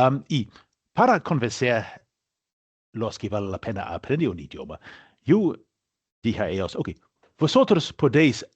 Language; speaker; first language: Spanish; non-native, learner; English